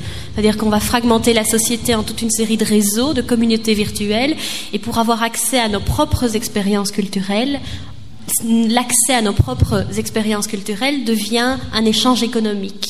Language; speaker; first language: French; native; French